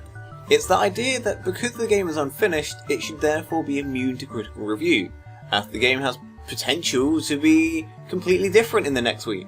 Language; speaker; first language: English; native; English